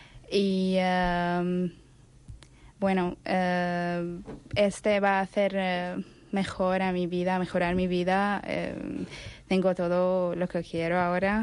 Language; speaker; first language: Spanish; non-native, learner; Arabic